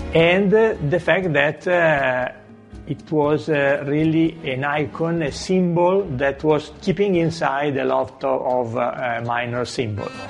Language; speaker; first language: English; non-native, fluent; Italian